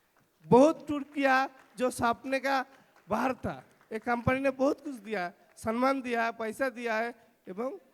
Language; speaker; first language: Hindi; non-native, local second language; Bangla